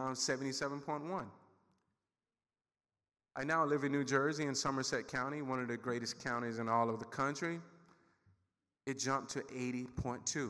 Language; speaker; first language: English; native; English